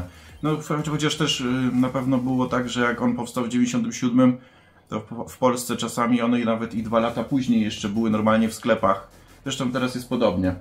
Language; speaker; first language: Polish; native; Polish